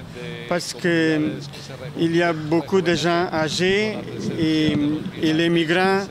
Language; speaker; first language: French; non-native, fluent; Spanish